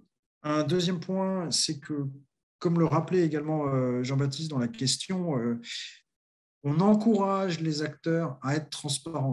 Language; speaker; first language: French; native; French